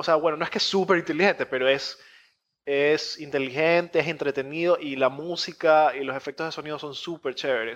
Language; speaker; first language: Spanish; native; Spanish